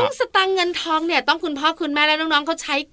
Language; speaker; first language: Thai; native; Thai